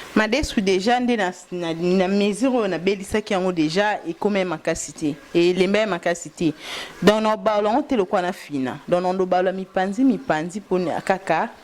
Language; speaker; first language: Lingala; native; Lingala